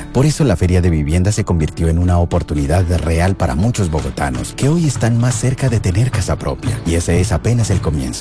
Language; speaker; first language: Spanish; native; Spanish